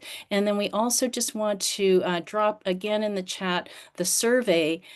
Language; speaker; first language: English; native; English